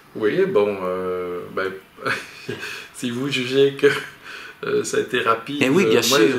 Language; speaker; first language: French; native; French